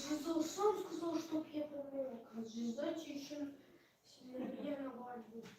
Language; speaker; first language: Russian; early bilingual, other home language; Tajik